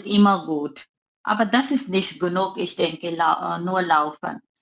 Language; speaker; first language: German; non-native, learner; Urdu